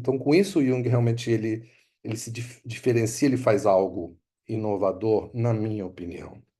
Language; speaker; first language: Portuguese; early bilingual, other home language; Italian